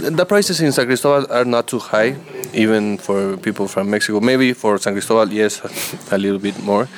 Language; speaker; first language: English; non-native, learner; Spanish